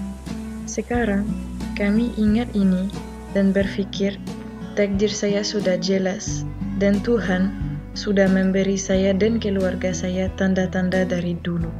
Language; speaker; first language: Indonesian; non-native, fluent; French